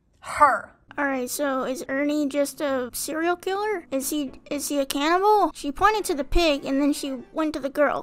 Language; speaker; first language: English; native; English